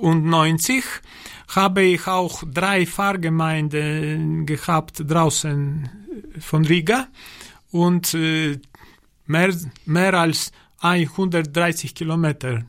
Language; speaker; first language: German; non-native, learner; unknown